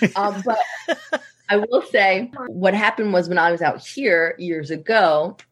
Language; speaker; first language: English; native; English